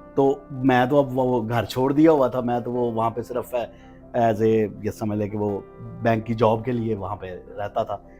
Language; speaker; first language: Urdu; non-native, local second language; Punjabi